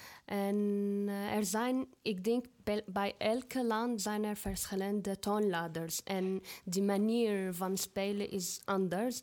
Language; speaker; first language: Dutch; non-native, learner; Arabic